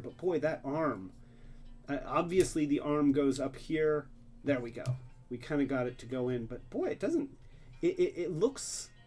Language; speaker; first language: English; native; English